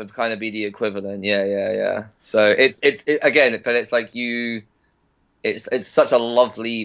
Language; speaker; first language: English; native; English